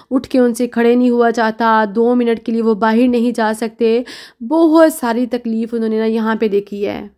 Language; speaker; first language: Urdu; native; Urdu